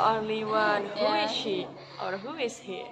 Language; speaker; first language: English; non-native, learner; Indonesian